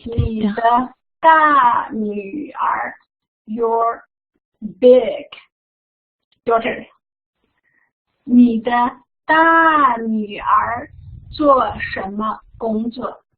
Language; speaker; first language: Chinese; non-native, fluent; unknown